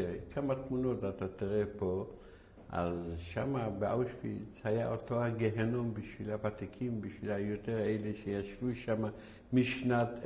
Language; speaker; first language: Hebrew; non-native, fluent; Yiddish